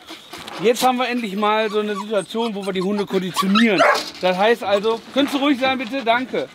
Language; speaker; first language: German; native; German